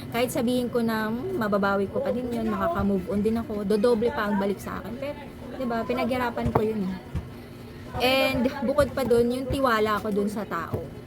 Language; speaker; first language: Filipino; non-native, local second language; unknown